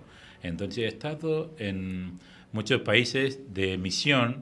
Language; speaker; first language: Spanish; non-native, fluent; Tamil